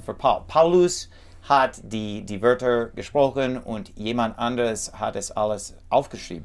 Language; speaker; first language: German; non-native, learner; English